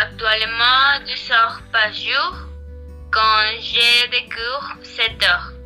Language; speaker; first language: French; non-native, learner; Spanish